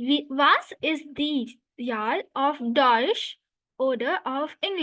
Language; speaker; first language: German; non-native, learner; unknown